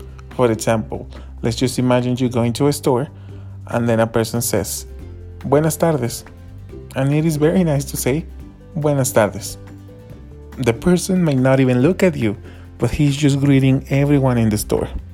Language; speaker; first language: English; non-native, fluent; Spanish